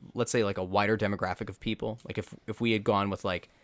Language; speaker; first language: English; native; English